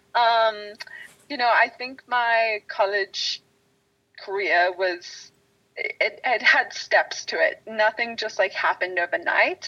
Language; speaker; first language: English; native; English